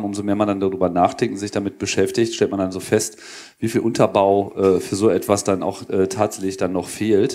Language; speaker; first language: German; native; German